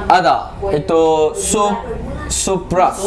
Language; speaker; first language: Indonesian; non-native, fluent; Korean